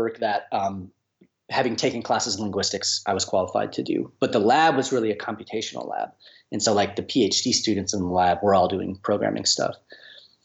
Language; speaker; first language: English; native; English